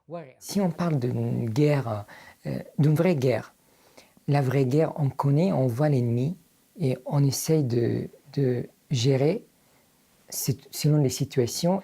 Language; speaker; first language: French; non-native, fluent; Arabic